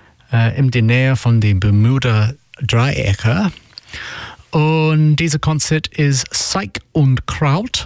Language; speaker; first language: German; non-native, learner; English